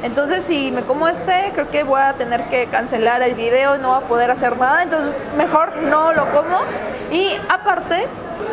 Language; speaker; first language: Spanish; early bilingual, other home language; Korean